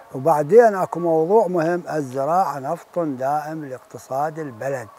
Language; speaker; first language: Arabic; native; Arabic